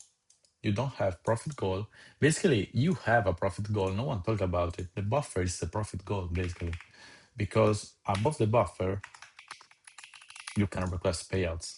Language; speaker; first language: English; non-native, fluent; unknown